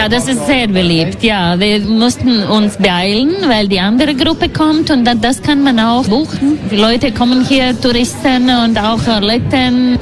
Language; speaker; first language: German; non-native, learner; Latvian